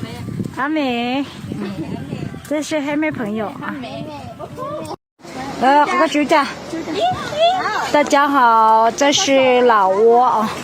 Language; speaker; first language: Chinese; non-native, fluent; Hmong